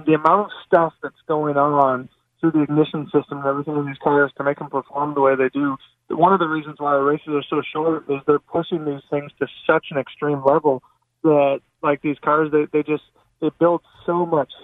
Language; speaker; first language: English; native; English